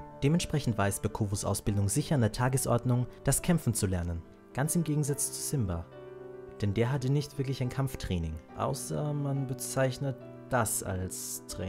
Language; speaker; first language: German; native; German